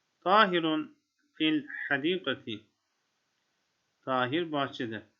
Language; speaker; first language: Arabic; non-native, fluent; Turkish